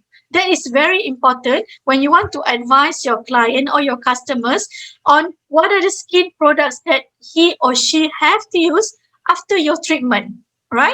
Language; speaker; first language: English; non-native, fluent; Malay